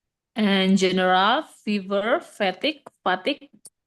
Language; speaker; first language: English; non-native, learner; Indonesian